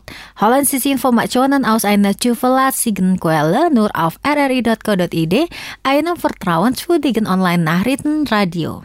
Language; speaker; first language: German; non-native, fluent; Indonesian